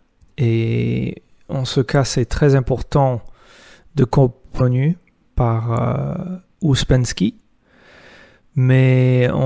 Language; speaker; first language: French; non-native, fluent; English